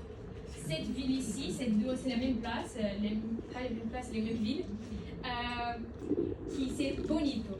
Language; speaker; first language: French; non-native, learner; Portuguese